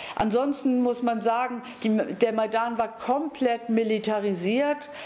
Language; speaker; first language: German; native; German